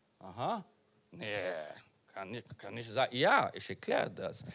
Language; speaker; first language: German; non-native, learner; Portuguese